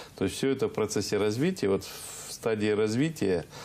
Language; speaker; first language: Russian; native; Russian